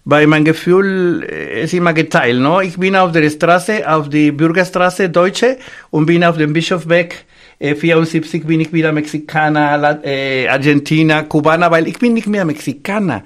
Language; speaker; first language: German; non-native, fluent; Spanish